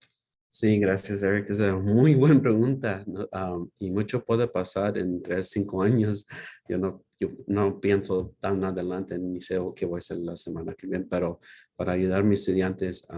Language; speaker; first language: Spanish; early bilingual, heritage; Spanish